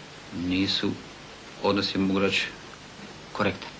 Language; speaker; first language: Bosnian; native; Bosnian